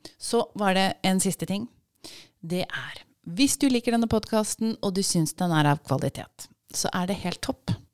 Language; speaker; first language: Norwegian; native; Norwegian